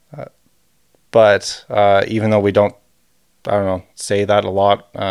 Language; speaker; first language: English; native; English